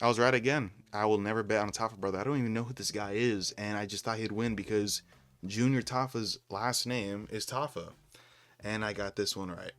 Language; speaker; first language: English; native; English